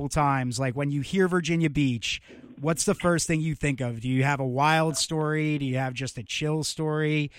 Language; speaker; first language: English; native; English